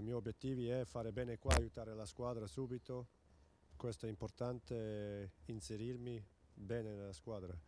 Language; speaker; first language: Italian; non-native, fluent; Serbian